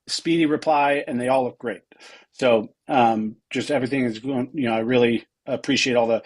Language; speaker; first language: English; native; English